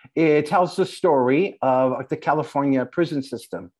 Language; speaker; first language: English; native; English